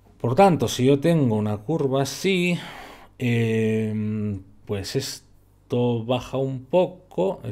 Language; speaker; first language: Spanish; native; Spanish